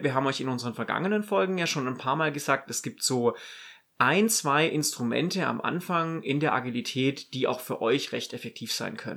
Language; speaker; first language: German; native; German